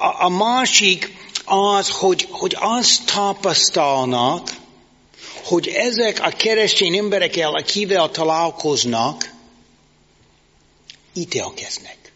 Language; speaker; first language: Hungarian; non-native, fluent; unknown